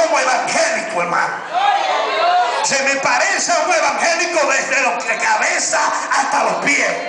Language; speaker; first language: Spanish; native; Spanish